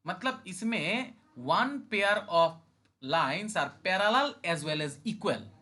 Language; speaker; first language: Hindi; non-native, local second language; Bangla